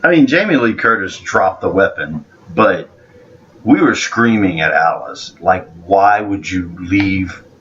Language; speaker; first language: English; native; English